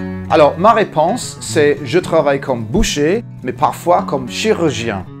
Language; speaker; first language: French; non-native, fluent; English